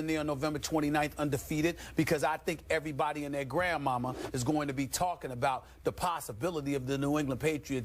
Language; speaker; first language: English; native; English